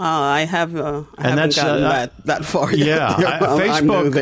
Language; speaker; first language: English; native; English